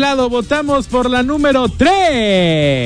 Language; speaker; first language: Spanish; native; Spanish